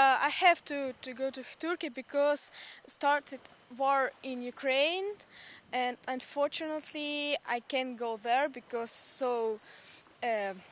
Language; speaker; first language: English; non-native, learner; Ukrainian